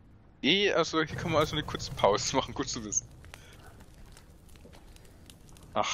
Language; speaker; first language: German; native; German